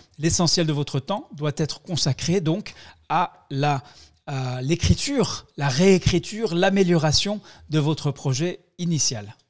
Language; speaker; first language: French; native; French